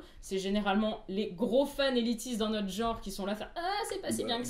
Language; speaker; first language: French; native; French